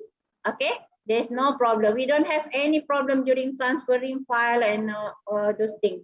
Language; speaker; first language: English; non-native, local second language; Malay